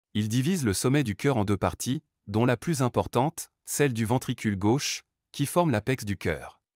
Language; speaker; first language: French; non-native, local second language; Arabic